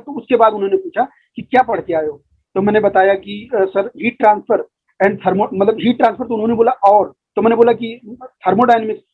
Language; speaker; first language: Hindi; native; Hindi